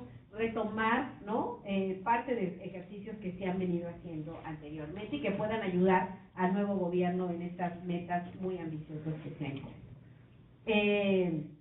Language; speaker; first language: Spanish; native; Spanish